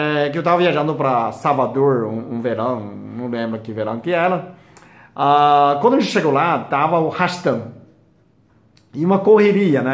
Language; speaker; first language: Portuguese; non-native, fluent; Chinese